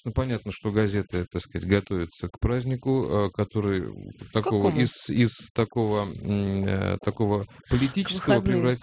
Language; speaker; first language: Russian; native; Russian